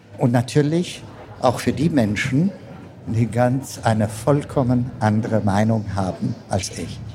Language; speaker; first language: German; non-native, fluent; Amharic